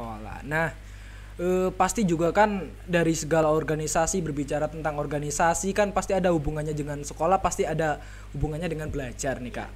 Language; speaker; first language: Indonesian; native; Indonesian